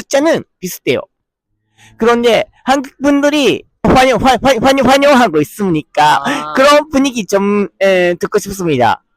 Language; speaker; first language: Korean; non-native, learner; Japanese